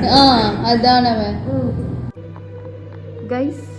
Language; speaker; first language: Malayalam; non-native, learner; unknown